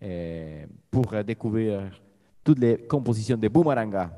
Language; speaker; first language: French; non-native, fluent; Spanish